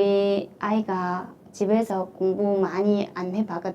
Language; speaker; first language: Korean; non-native, fluent; Chinese